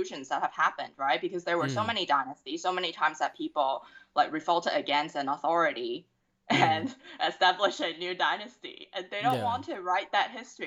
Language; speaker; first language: English; non-native, local second language; Cantonese